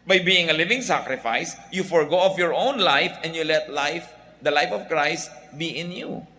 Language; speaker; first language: English; non-native, local second language; Filipino